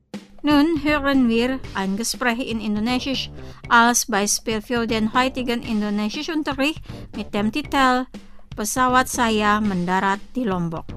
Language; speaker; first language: German; non-native, fluent; Indonesian